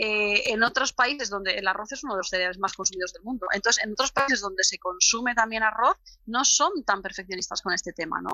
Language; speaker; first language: Spanish; native; Spanish